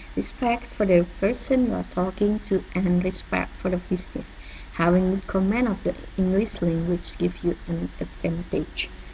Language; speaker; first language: English; non-native, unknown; Indonesian